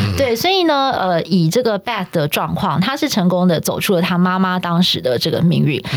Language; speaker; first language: Chinese; native; Chinese